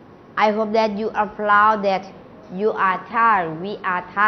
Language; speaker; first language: English; non-native, learner; Thai